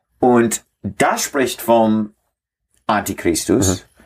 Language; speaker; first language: German; non-native, learner; English